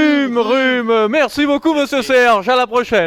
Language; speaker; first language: French; non-native, fluent; Portuguese